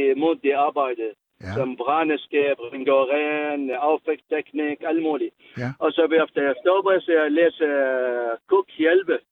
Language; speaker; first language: Danish; non-native, learner; Arabic